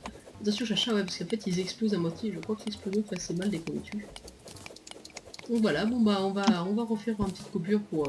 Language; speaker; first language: French; native; French